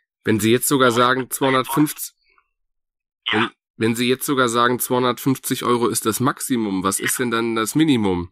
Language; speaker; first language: German; native; German